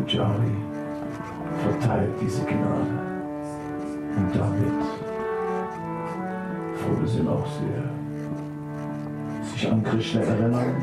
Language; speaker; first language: German; non-native, fluent; Dutch